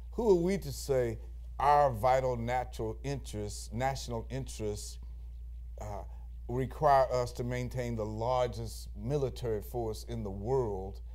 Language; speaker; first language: English; native; English